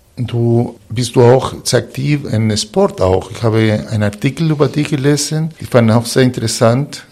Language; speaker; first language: German; non-native, fluent; Spanish